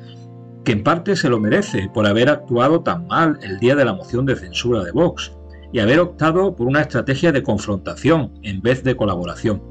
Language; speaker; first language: Spanish; native; Spanish